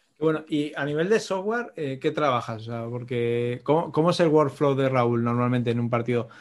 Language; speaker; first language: Spanish; native; Spanish